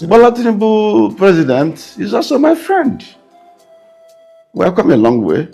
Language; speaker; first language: English; non-native, local second language; Igbo